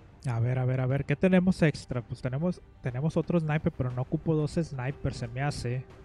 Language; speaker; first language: Spanish; native; Spanish